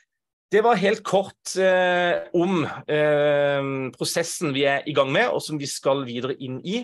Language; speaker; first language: Norwegian; native; Norwegian